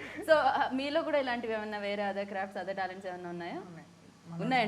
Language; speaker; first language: Telugu; native; Telugu